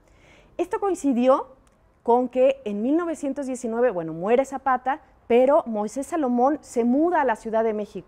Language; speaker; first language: Spanish; native; Spanish